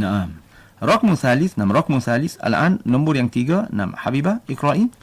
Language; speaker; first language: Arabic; non-native, fluent; Malay